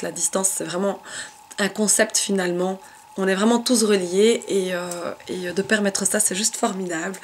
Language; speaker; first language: French; native; French